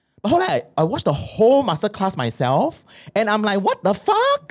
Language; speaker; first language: English; non-native, local second language; Chinese